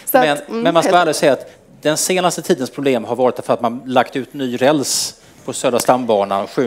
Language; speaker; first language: Swedish; native; Swedish